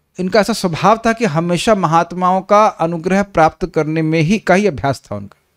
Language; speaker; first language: Hindi; native; Hindi